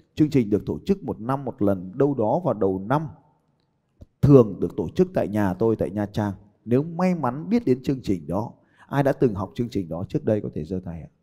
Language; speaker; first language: Vietnamese; native; Vietnamese